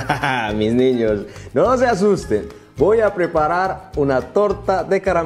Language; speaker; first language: Spanish; native; Spanish